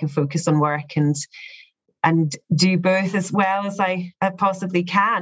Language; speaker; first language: English; native; English